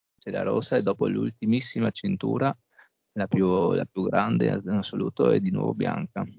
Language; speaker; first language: Italian; native; Italian